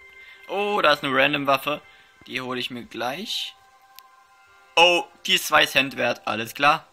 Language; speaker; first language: German; native; German